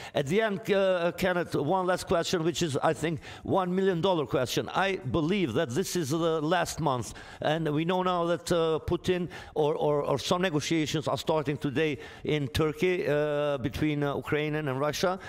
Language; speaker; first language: English; non-native, fluent; Albanian